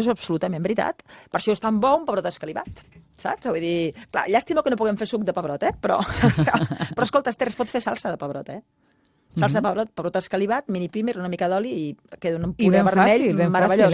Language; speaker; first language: Catalan; native; Catalan